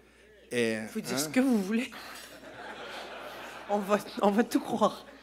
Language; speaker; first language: French; native; French